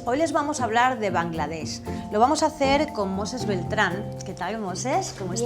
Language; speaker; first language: Spanish; native; Spanish